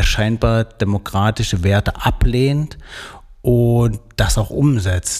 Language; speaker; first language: German; native; German